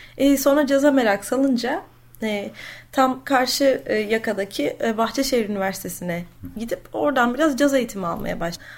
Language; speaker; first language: Turkish; native; Turkish